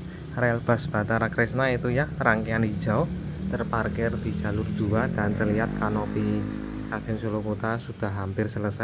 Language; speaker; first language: Indonesian; native; Indonesian